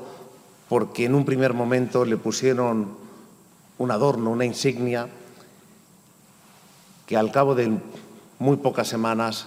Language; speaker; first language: Spanish; native; Spanish